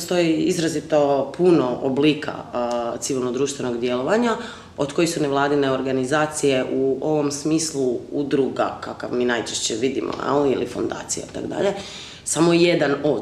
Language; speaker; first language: Croatian; native; Croatian